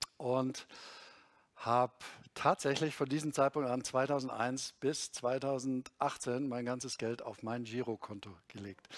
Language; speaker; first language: German; native; German